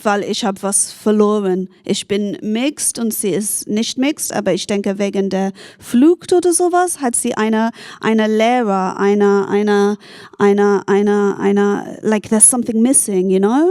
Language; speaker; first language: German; non-native, fluent; English